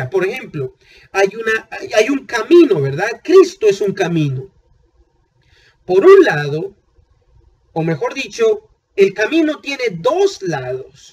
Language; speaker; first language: Spanish; native; Spanish